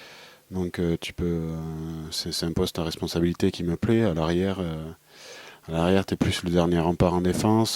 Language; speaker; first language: French; native; French